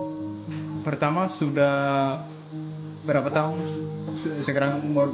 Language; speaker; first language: Indonesian; non-native, learner; Danish